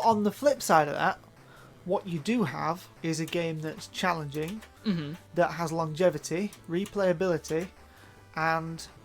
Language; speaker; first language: English; native; English